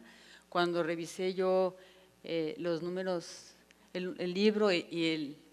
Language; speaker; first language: Spanish; native; Spanish